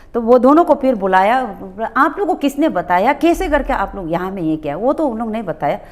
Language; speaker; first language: Hindi; non-native, local second language; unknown